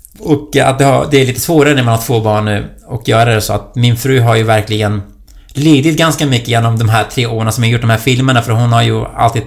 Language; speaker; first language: Swedish; non-native, fluent; Kurdish